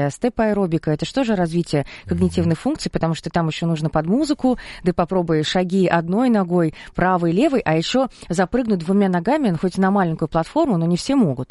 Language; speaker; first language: Russian; native; Russian